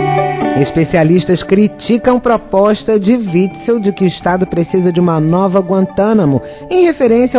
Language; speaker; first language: Portuguese; native; Portuguese